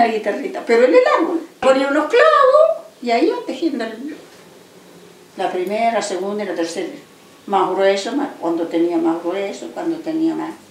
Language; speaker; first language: Spanish; native; Spanish